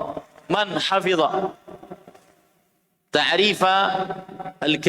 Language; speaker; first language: Arabic; non-native, fluent; Indonesian